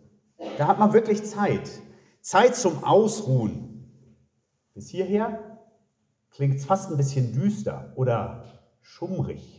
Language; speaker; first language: German; native; German